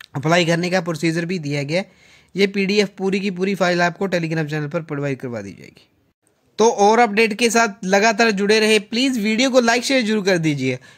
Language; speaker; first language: Hindi; non-native, local second language; Punjabi